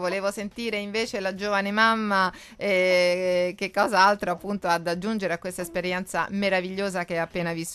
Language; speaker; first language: Italian; native; Italian